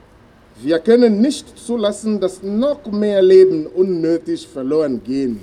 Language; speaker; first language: German; non-native, fluent; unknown